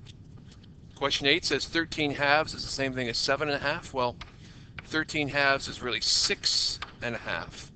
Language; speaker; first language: English; native; English